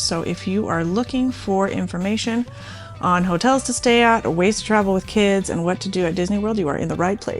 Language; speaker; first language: English; native; English